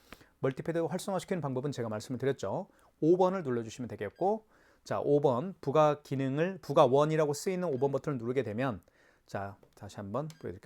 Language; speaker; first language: Korean; native; Korean